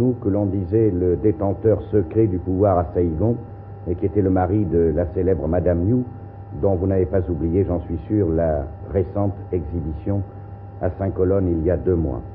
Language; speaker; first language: French; native; French